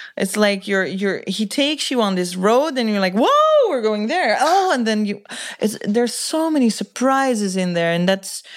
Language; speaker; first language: English; non-native, fluent; Dutch